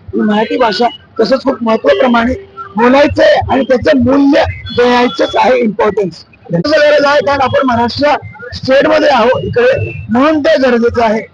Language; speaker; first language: Marathi; non-native, local second language; Malayalam